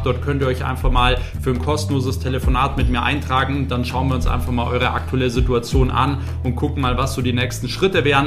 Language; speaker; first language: German; native; German